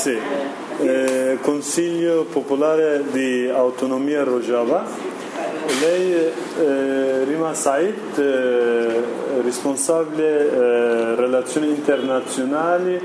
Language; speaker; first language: Italian; non-native, learner; Kurdish